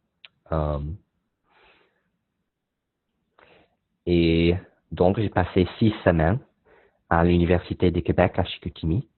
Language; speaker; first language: French; non-native, learner; English